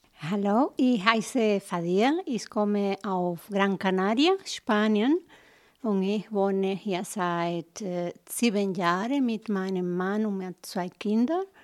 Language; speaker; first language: German; non-native, learner; Spanish